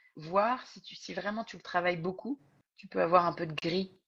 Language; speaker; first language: French; native; French